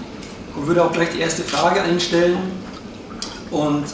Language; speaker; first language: German; native; German